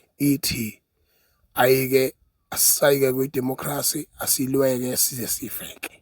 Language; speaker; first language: Zulu; native; Zulu